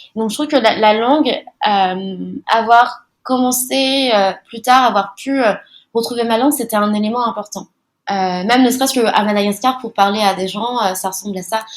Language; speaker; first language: French; early bilingual, other home language; Malagasy